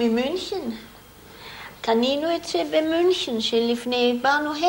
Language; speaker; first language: Hebrew; non-native, fluent; German